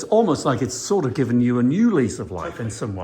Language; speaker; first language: English; native; English